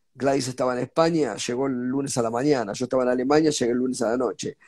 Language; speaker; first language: Spanish; native; Spanish